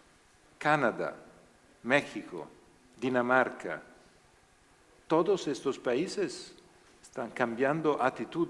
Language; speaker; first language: Spanish; non-native, learner; Italian